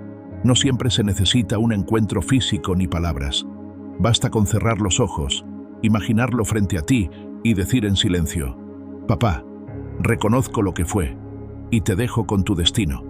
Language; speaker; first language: Spanish; native; Spanish